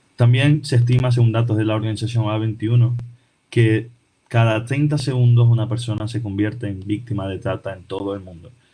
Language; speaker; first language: Spanish; early bilingual, other home language; Portuguese